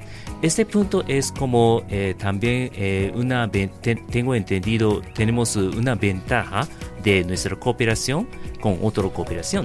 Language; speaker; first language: Spanish; non-native, learner; Japanese